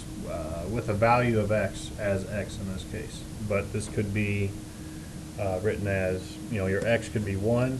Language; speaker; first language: English; native; English